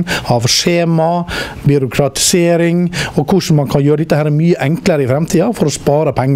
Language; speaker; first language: Norwegian; native; Norwegian